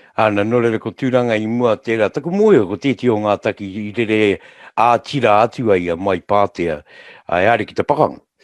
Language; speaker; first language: Māori; native; Māori